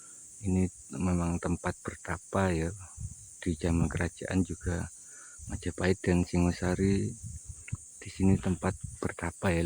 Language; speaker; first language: Indonesian; non-native, local second language; Javanese